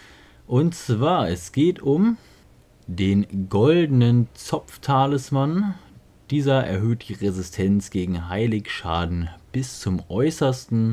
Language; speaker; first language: German; native; German